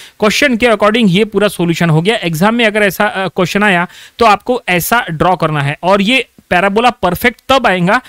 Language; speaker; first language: Hindi; non-native, local second language; Marathi